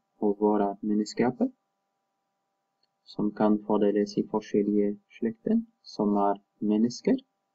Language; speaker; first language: Norwegian; non-native, fluent; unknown